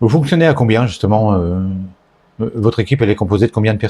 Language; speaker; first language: French; native; French